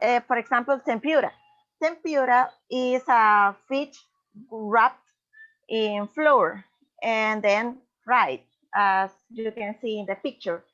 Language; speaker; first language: English; non-native, learner; Spanish